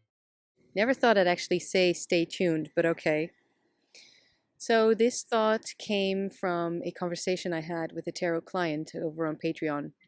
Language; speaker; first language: English; non-native, fluent; Dutch